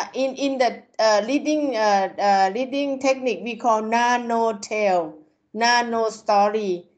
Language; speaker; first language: English; non-native, fluent; Thai